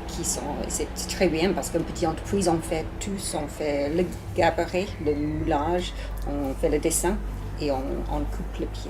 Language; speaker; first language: French; non-native, learner; English